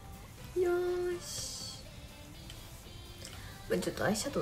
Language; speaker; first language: Japanese; native; Japanese